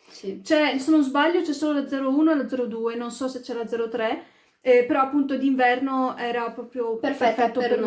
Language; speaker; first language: Italian; early bilingual, other home language; Arabic